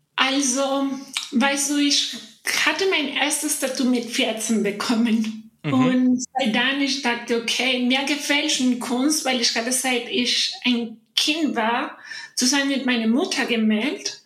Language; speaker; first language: German; non-native, learner; Spanish